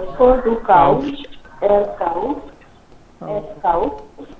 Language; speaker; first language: German; non-native, learner; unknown